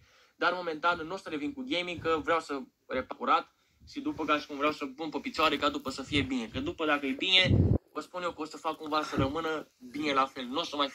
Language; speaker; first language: Romanian; native; Romanian